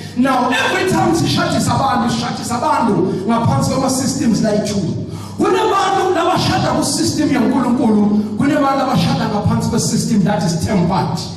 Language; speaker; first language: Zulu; non-native, local second language; Swati